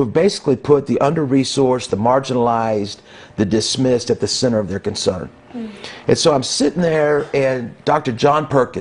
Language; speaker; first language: English; native; English